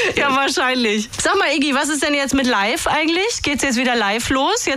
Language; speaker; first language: German; native; German